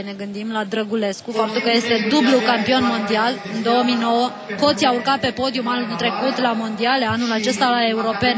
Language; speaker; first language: Romanian; native; Romanian